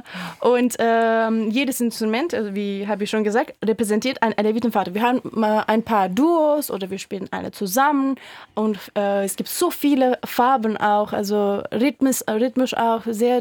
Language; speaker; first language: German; non-native, fluent; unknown